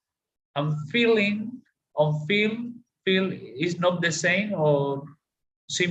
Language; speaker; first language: English; non-native, learner; Spanish